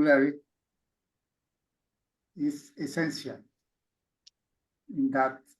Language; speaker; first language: English; non-native, learner; Spanish